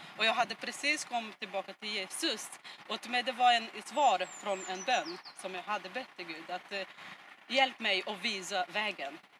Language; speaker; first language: Swedish; non-native, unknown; Portuguese